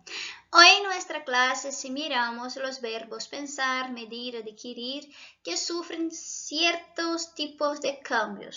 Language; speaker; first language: Spanish; non-native, fluent; Portuguese